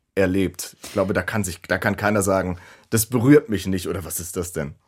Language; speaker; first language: German; native; German